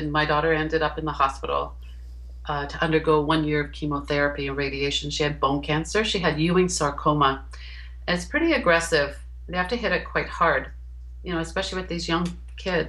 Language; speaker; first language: English; native; English